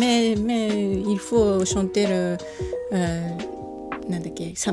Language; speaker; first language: French; non-native, learner; Japanese